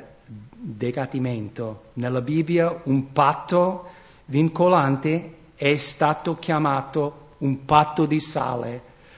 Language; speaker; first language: Italian; non-native, learner; English